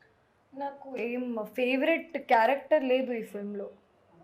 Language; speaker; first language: Telugu; non-native, fluent; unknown